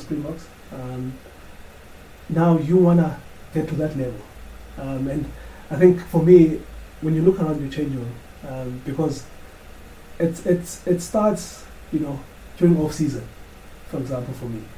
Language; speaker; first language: English; non-native, local second language; Xhosa